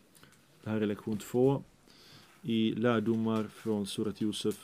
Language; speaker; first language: Swedish; early bilingual, other home language; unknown